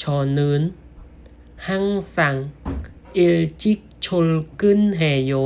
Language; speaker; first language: Korean; non-native, learner; Khmer